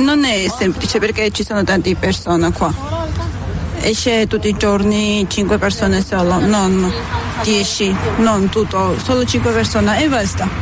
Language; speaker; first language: Italian; non-native, learner; Spanish